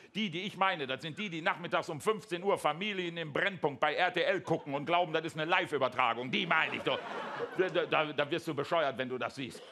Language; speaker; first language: German; native; German